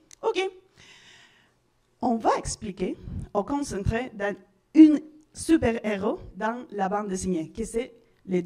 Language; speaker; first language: French; non-native, learner; Spanish